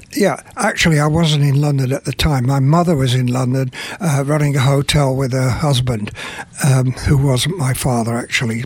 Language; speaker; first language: English; native; English